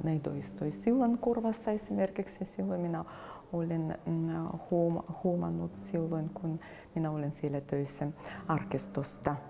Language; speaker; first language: Finnish; non-native, fluent; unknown